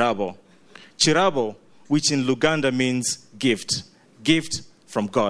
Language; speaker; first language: English; non-native, local second language; Ganda